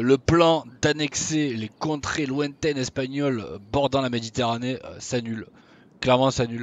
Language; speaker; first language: French; native; French